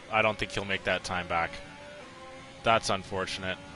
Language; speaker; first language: English; native; English